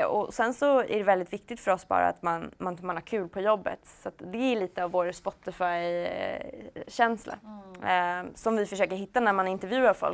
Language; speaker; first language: Swedish; native; Swedish